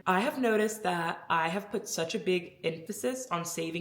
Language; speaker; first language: English; native; English